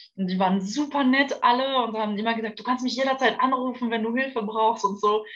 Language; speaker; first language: German; non-native, fluent; French